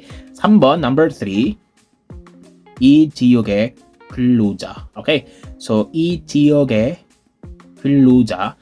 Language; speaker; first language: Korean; non-native, fluent; Filipino